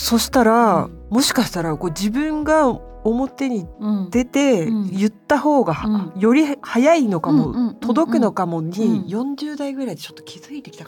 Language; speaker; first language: Japanese; native; Japanese